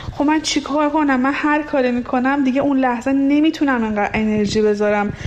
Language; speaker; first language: Persian; non-native, local second language; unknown